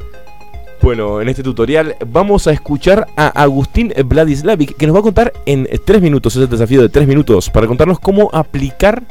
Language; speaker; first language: Spanish; native; Spanish